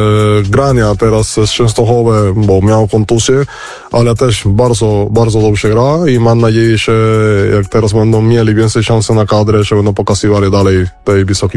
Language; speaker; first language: Polish; non-native, fluent; Spanish